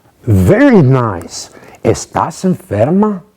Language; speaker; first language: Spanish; non-native, fluent; English